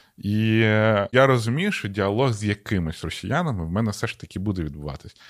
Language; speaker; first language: Ukrainian; non-native, local second language; Russian